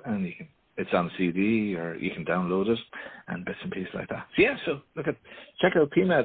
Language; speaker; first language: English; native; English